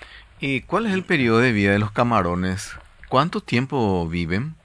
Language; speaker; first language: Spanish; native; Spanish